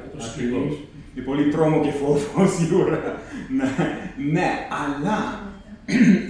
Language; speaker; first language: Greek; non-native, fluent; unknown